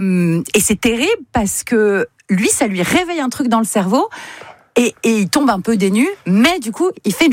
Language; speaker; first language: French; native; French